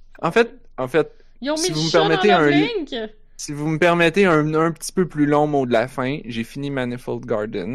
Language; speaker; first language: French; native; French